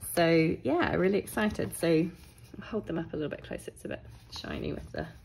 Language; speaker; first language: English; native; English